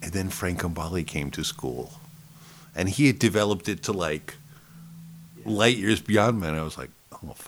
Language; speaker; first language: English; native; English